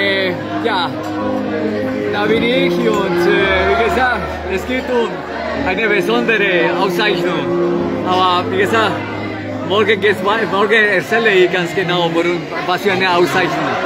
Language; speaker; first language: German; non-native, fluent; Spanish